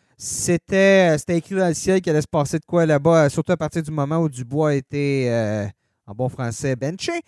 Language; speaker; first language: French; native; French